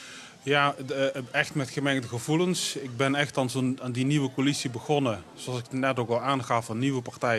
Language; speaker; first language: Dutch; native; Dutch